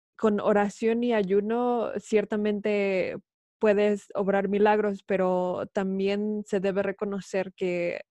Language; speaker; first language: Spanish; native; Spanish